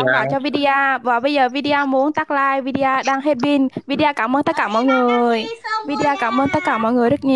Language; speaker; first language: Vietnamese; non-native, fluent; Malay